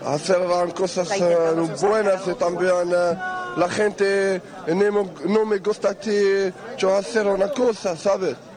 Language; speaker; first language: Spanish; non-native, learner; Arabic